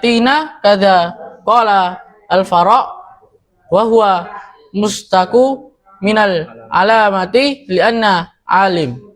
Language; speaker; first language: Arabic; non-native, fluent; Indonesian